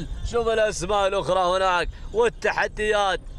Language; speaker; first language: Arabic; native; Arabic